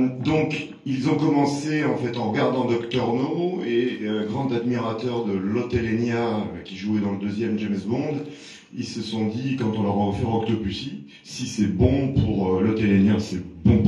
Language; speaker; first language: French; native; French